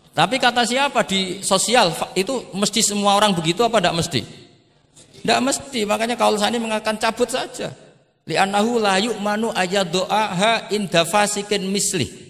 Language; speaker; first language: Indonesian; non-native, local second language; Javanese